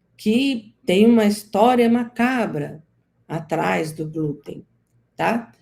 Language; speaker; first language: Portuguese; native; Portuguese